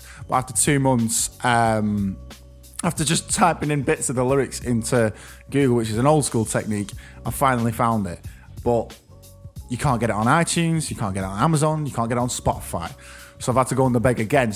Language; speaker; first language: English; native; English